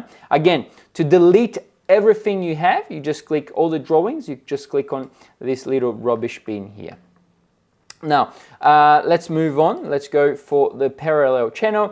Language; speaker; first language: English; non-native, fluent; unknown